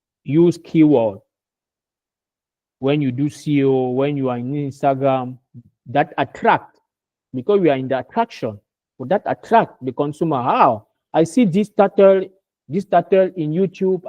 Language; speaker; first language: English; non-native, learner; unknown